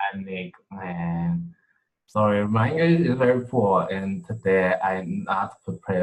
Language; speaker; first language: English; non-native, learner; Chinese